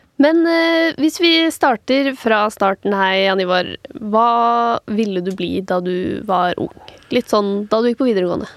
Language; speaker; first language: Norwegian; native; Norwegian